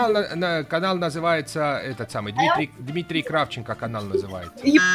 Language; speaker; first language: Russian; native; Russian